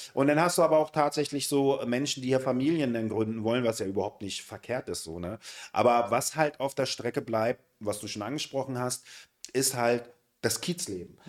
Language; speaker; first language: German; native; German